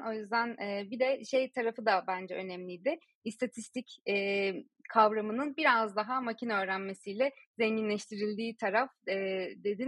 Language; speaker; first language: Turkish; native; Turkish